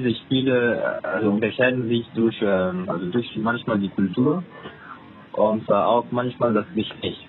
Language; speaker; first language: German; non-native, fluent; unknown